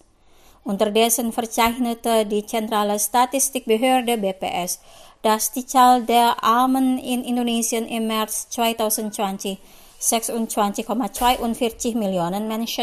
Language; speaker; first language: German; non-native, fluent; Indonesian